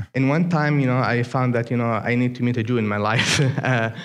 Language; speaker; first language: English; non-native, fluent; Arabic